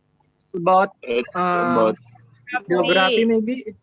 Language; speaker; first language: English; non-native, learner; Indonesian